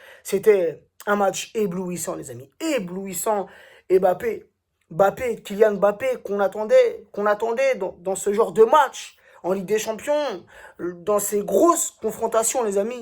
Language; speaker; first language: French; native; French